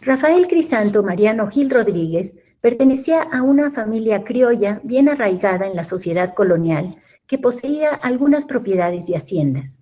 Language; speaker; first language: Spanish; native; Spanish